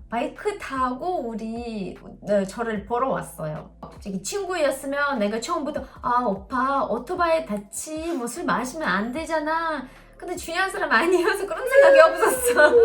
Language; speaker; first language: Korean; non-native, learner; Russian